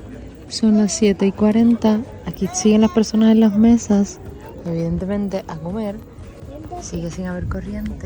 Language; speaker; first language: Spanish; native; Spanish